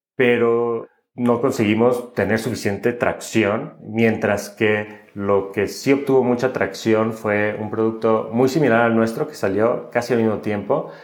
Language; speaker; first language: Spanish; native; Spanish